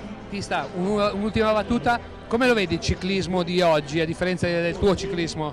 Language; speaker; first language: Italian; native; Italian